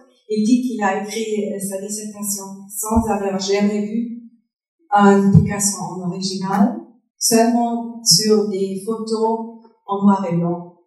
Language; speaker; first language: French; non-native, fluent; German